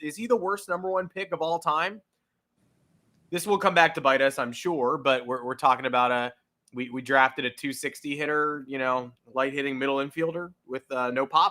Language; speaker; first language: English; native; English